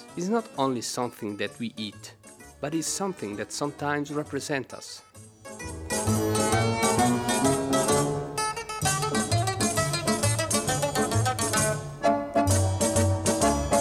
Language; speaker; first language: English; non-native, fluent; Italian